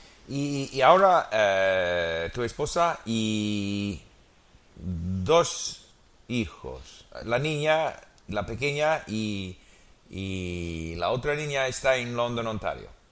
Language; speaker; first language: Spanish; non-native, learner; English